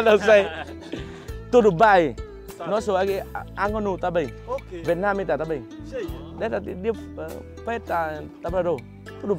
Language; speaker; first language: Portuguese; non-native, learner; Vietnamese